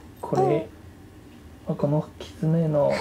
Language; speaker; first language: Japanese; non-native, fluent; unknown